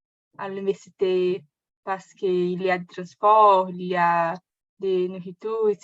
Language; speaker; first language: French; non-native, learner; Portuguese